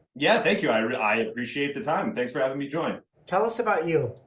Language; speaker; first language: English; native; English